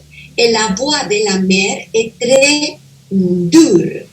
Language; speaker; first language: French; non-native, fluent; Spanish